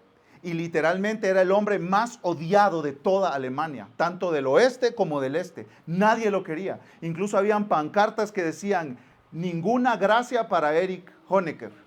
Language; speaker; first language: Spanish; native; Spanish